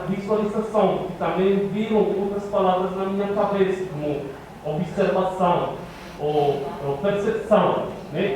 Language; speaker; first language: Portuguese; non-native, fluent; Spanish